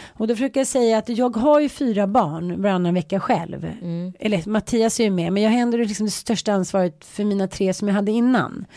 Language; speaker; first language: Swedish; native; Swedish